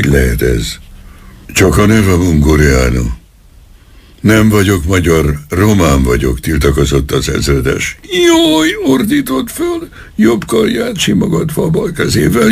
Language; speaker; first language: Hungarian; native; Hungarian